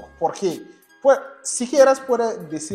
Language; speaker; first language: Spanish; non-native, learner; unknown